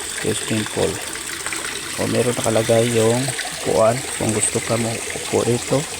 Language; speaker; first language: Filipino; non-native, local second language; Cebuano